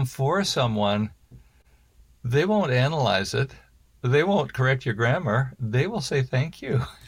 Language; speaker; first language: English; native; English